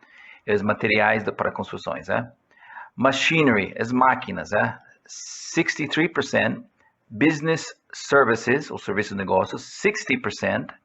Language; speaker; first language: Portuguese; non-native, fluent; English